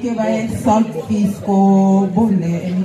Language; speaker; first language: Norwegian; non-native, fluent; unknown